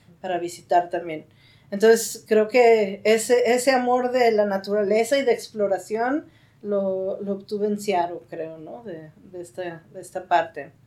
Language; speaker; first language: Spanish; native; Spanish